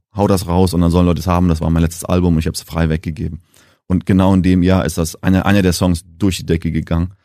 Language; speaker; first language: German; early bilingual, heritage; German